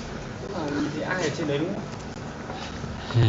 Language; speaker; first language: Vietnamese; native; Vietnamese